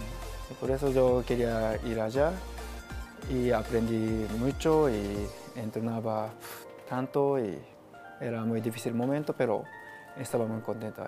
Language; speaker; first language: Spanish; non-native, learner; Japanese